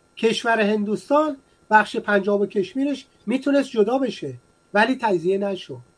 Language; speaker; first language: Persian; native; Persian